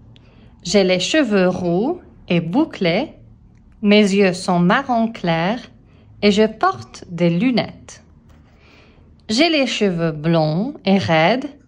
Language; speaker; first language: French; non-native, fluent; English